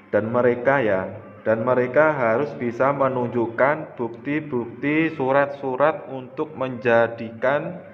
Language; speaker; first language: Indonesian; native; Indonesian